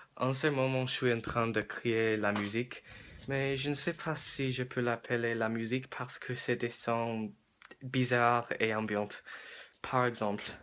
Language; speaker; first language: French; non-native, learner; English